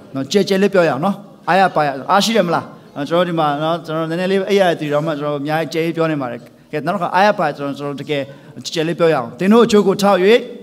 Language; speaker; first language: Burmese; non-native, local second language; Tedim Chin